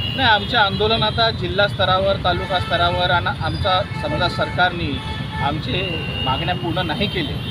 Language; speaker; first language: Marathi; non-native, local second language; Lambadi